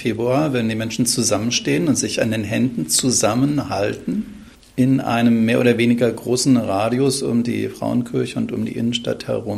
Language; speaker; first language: German; native; German